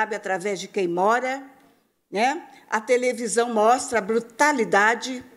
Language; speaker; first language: Portuguese; native; Portuguese